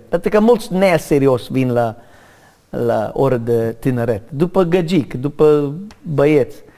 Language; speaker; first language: Romanian; non-native, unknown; English